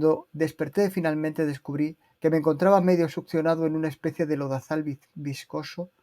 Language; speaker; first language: Spanish; native; Spanish